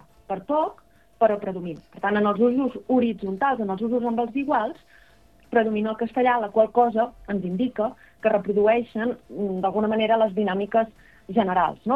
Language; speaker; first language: Catalan; native; Catalan